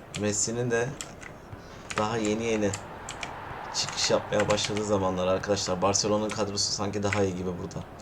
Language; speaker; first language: Turkish; native; Turkish